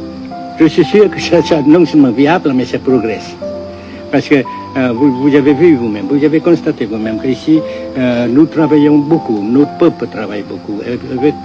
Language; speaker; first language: French; non-native, local second language; Vietnamese